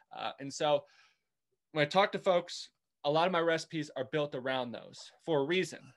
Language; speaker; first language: English; native; English